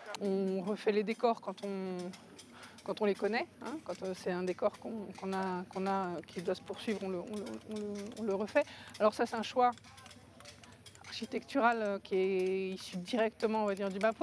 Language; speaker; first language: French; native; French